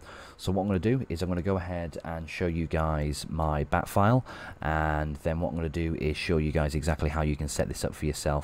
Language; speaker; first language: English; native; English